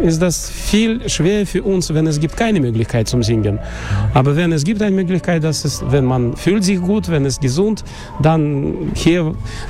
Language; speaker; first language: German; non-native, learner; Russian